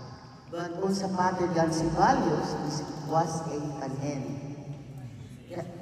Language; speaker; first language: Dutch; non-native, fluent; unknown